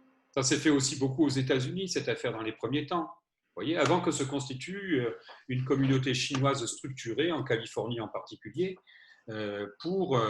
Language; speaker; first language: French; native; French